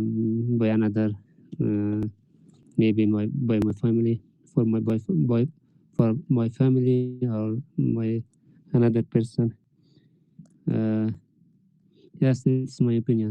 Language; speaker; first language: English; non-native, learner; Persian